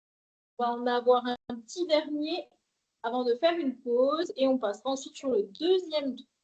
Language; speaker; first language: French; native; French